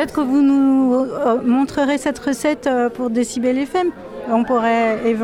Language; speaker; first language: French; native; French